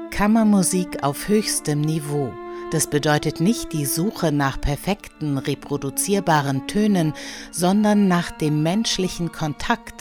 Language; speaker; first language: German; native; German